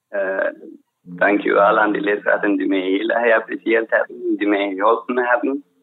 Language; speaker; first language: Dutch; non-native, fluent; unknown